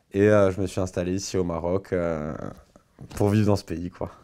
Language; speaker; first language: French; native; French